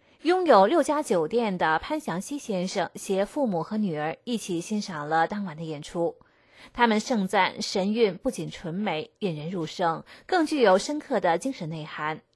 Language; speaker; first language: Chinese; native; Chinese